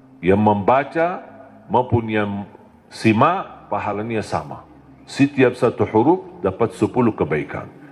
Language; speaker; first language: Malay; non-native, fluent; Arabic